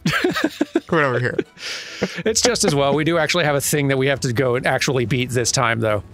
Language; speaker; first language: English; native; English